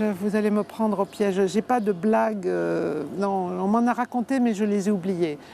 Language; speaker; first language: French; native; French